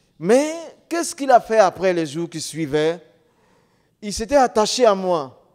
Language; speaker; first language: French; non-native, local second language; Dyula